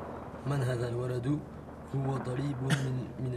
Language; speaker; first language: Arabic; non-native, learner; French